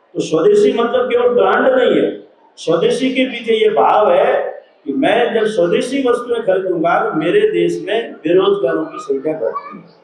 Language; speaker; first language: Hindi; native; Hindi